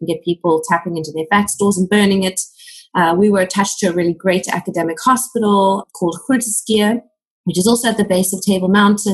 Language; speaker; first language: English; native; English